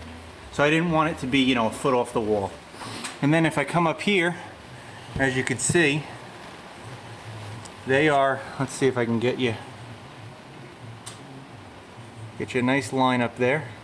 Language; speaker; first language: English; native; English